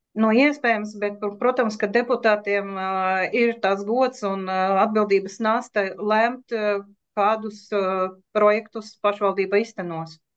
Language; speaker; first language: Latvian; non-native, local second language; Russian